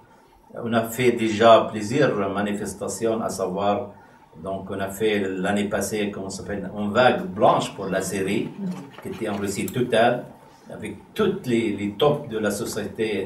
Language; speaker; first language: French; non-native, fluent; Arabic